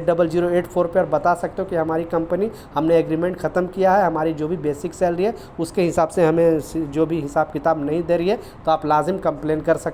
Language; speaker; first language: Hindi; native; Hindi